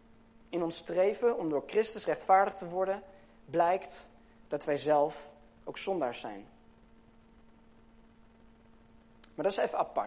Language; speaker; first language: Dutch; native; Dutch